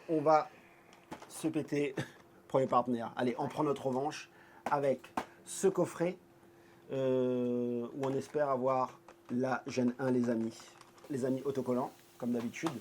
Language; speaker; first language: French; native; French